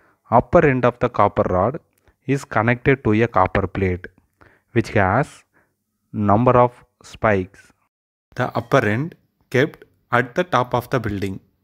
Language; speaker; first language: English; non-native, local second language; Tamil